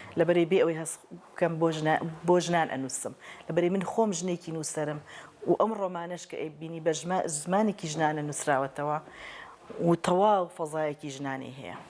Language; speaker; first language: Central Kurdish; native; Central Kurdish